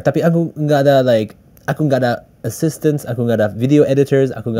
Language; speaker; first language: Indonesian; early bilingual, heritage; English